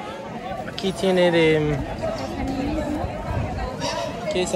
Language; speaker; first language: Spanish; non-native, learner; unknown